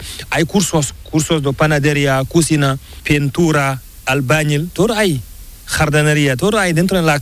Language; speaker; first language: Spanish; non-native, learner; Fula